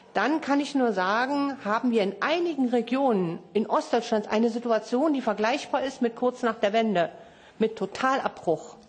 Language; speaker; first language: German; native; German